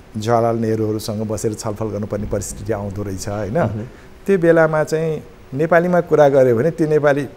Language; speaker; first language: Nepali; non-native, local second language; Newari